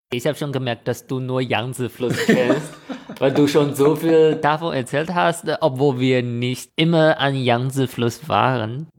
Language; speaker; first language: German; non-native, fluent; Chinese